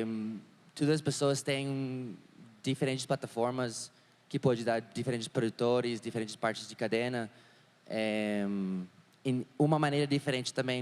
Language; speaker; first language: Portuguese; non-native, learner; English